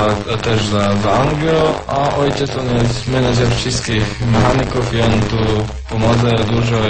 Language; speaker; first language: Polish; non-native, learner; Croatian